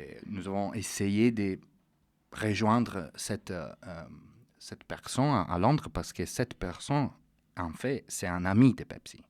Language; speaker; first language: French; non-native, fluent; Italian